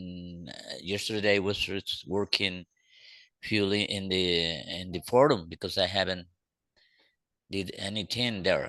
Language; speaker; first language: English; non-native, learner; Spanish